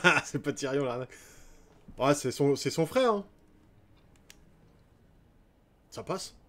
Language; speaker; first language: French; native; French